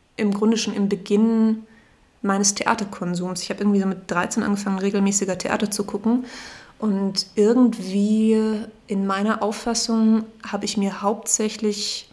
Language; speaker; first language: German; native; German